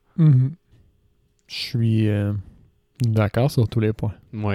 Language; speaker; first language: French; native; French